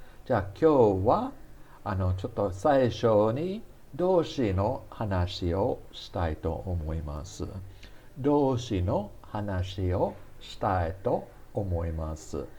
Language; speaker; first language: Japanese; non-native, fluent; English